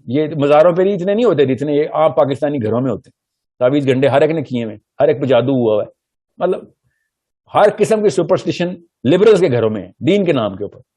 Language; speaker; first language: Urdu; early bilingual, heritage; Urdu